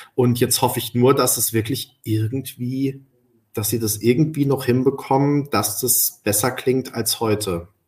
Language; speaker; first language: German; early bilingual, other home language; Spanish